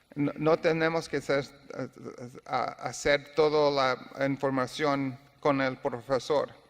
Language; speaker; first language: Spanish; non-native, learner; English